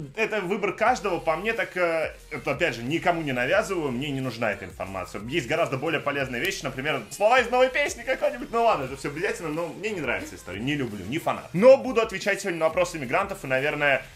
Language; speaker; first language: Russian; native; Russian